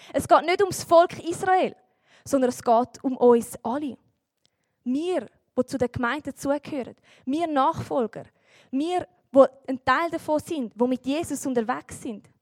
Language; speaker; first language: German; native; German